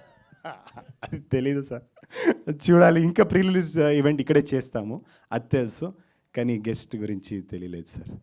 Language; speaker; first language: Telugu; non-native, local second language; Kannada